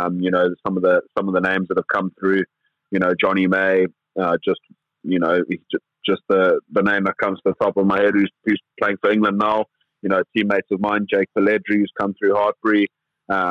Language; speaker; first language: English; native; English